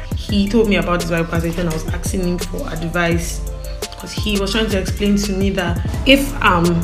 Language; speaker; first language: English; non-native, local second language; Igbo